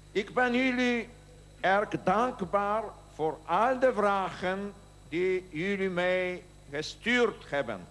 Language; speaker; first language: Dutch; non-native, learner; Polish